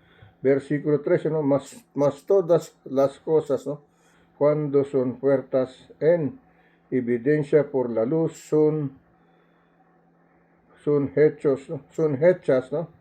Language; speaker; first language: Spanish; non-native, learner; Filipino